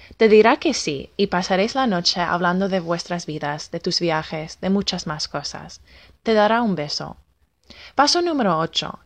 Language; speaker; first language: Spanish; non-native, fluent; English